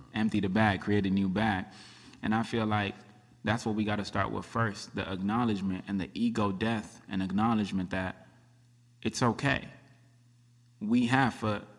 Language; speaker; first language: English; early bilingual, other home language; Akan